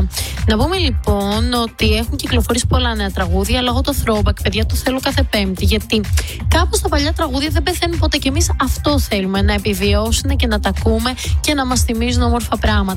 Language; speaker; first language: Greek; native; Greek